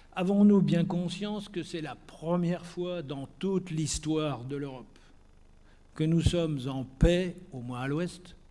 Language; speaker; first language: French; native; French